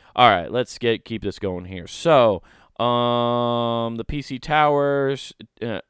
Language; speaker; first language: English; native; English